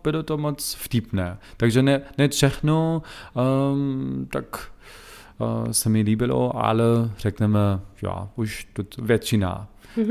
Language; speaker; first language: Czech; non-native, learner; German